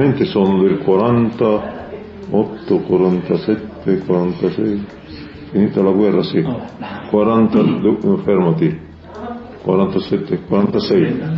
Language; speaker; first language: Italian; early bilingual, heritage; Italian